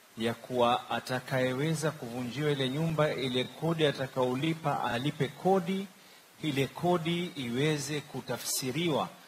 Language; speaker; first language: Swahili; native; Swahili